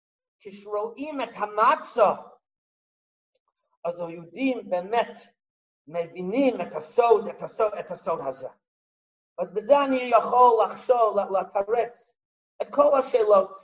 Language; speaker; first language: Hebrew; non-native, fluent; English